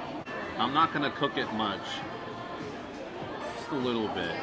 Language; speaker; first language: English; native; English